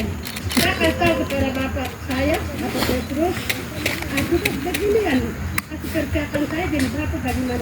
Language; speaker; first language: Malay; non-native, local second language; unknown